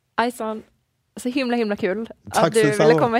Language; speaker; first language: Swedish; native; Swedish